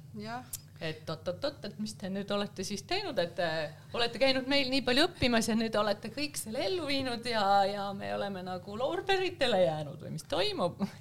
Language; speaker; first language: Estonian; native; Estonian